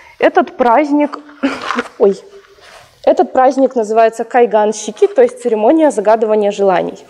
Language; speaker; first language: Russian; native; Russian